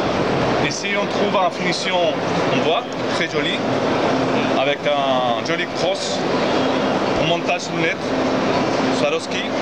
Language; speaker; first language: French; non-native, fluent; Spanish